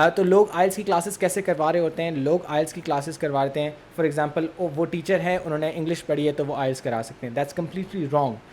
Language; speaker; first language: Urdu; early bilingual, heritage; Urdu